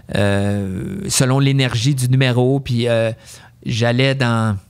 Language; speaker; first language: French; native; French